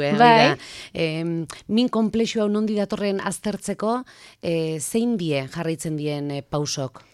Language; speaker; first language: Basque; native; Basque